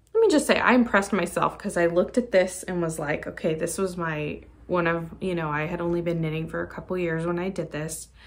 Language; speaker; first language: English; native; English